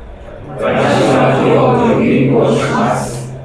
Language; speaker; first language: Japanese; non-native, learner; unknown